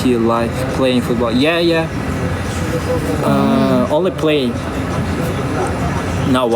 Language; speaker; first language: English; non-native, fluent; Uzbek